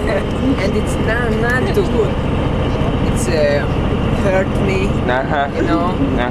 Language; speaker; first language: English; non-native, learner; Hungarian